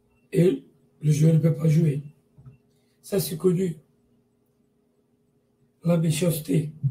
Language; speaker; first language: French; non-native, learner; Portuguese